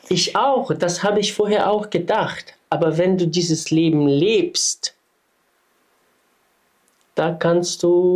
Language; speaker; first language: German; non-native, fluent; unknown